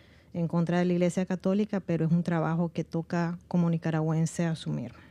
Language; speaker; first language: Spanish; native; Spanish